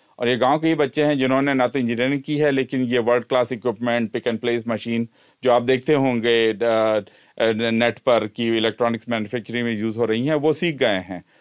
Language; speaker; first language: Hindi; native; Hindi